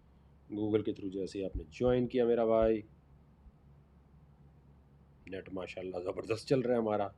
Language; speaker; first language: Urdu; native; Urdu